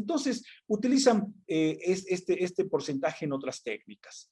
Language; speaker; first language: Spanish; native; Spanish